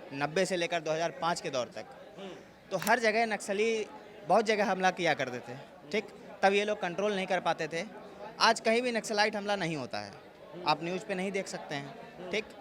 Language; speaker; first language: Hindi; native; Hindi